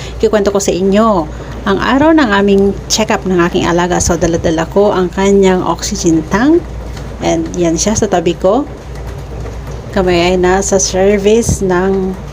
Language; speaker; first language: Filipino; non-native, local second language; Bikol